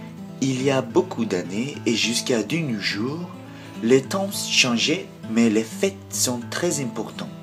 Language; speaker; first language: French; non-native, learner; Swedish